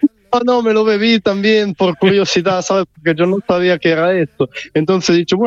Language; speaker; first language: Spanish; non-native, fluent; Italian